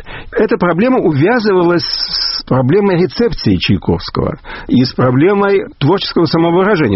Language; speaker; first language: Russian; native; Russian